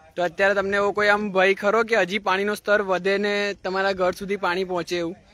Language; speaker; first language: Gujarati; native; Gujarati